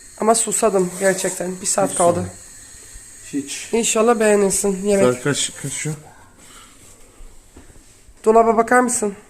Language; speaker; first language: Turkish; non-native, learner; Dutch